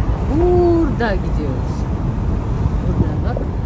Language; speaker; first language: Turkish; non-native, learner; Russian